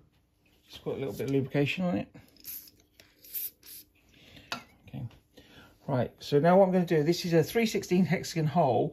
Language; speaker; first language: English; native; English